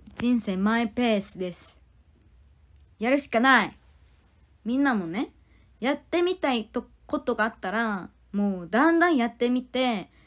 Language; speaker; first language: Japanese; non-native, fluent; Korean